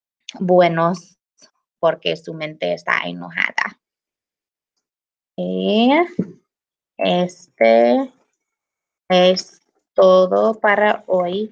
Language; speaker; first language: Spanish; non-native, learner; English